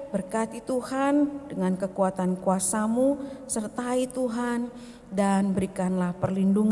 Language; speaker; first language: Indonesian; native; Indonesian